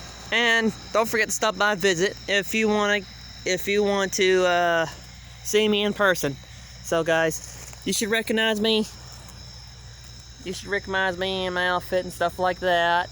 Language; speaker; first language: English; native; English